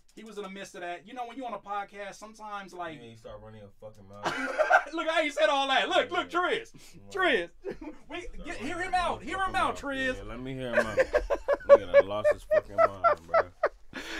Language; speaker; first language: English; native; English